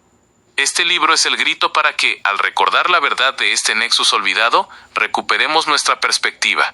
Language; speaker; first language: Spanish; native; Spanish